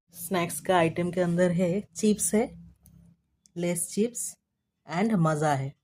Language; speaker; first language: Hindi; non-native, local second language; Bangla